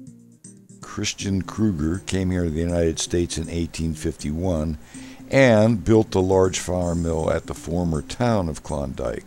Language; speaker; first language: English; native; English